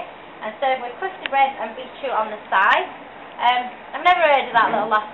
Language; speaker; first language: English; native; English